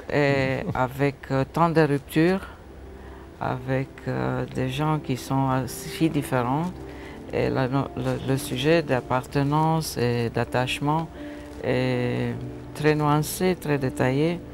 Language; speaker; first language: French; non-native, fluent; Romanian